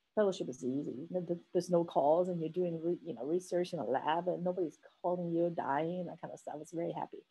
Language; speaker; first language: English; non-native, fluent; Chinese